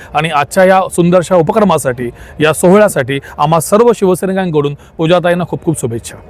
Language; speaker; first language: Marathi; native; Marathi